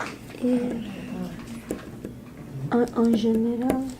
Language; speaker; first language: French; non-native, learner; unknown